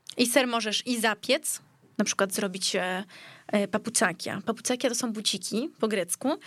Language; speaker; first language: Polish; early bilingual, heritage; Greek